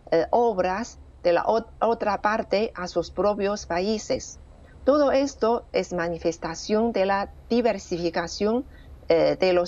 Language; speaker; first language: Spanish; non-native, fluent; Chinese